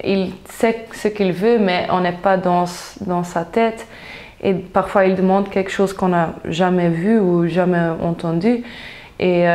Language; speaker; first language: French; non-native, local second language; Dutch